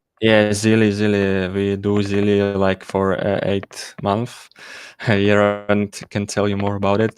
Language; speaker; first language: English; non-native, learner; Russian